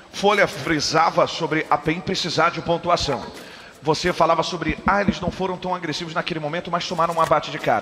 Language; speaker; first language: Portuguese; native; Portuguese